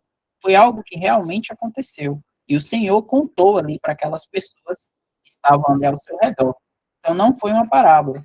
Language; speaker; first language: Portuguese; native; Portuguese